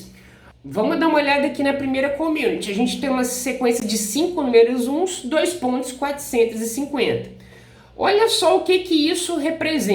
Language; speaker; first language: Portuguese; native; Portuguese